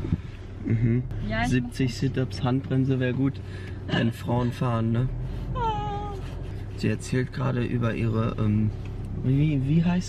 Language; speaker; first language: German; native; German